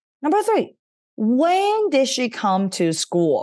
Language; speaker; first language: English; non-native, fluent; Chinese